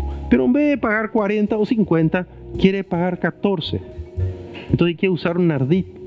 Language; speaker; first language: Spanish; native; Spanish